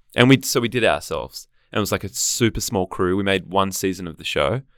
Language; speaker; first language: English; native; English